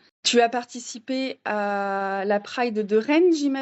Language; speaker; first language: French; native; French